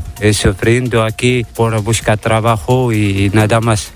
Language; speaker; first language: Spanish; non-native, learner; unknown